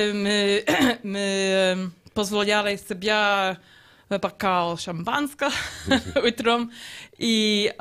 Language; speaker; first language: Russian; non-native, learner; English